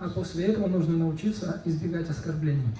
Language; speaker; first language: Russian; native; Russian